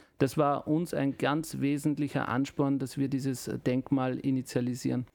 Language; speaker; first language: German; early bilingual, other home language; Turkish